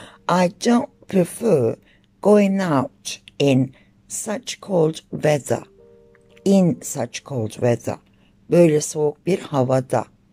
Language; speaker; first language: English; non-native, fluent; Turkish